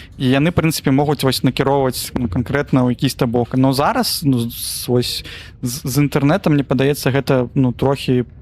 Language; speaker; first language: Belarusian; non-native, local second language; Russian